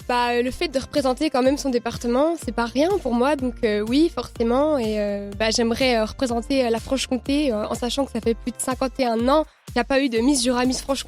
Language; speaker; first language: French; native; French